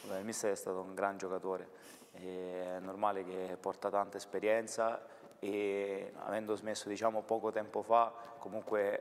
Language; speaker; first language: Italian; native; Italian